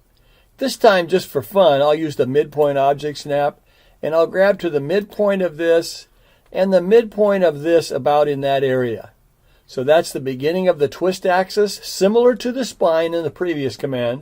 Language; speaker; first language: English; native; English